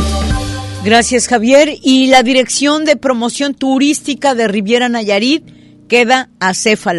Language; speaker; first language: Spanish; native; Spanish